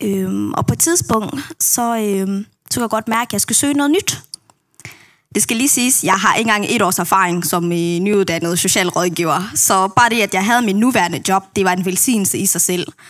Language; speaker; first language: Danish; non-native, local second language; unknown